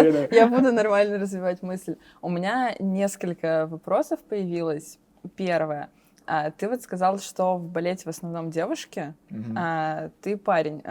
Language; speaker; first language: Russian; native; Russian